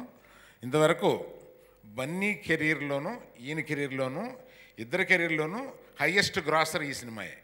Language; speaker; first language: Telugu; native; Telugu